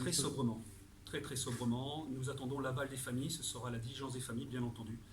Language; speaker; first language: French; native; French